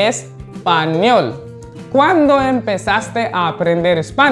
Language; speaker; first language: Spanish; non-native, learner; Hindi